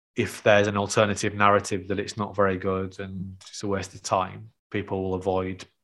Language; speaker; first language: English; native; English